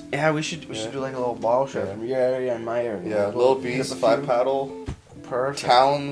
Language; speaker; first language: English; native; English